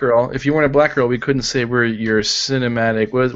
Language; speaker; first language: English; native; English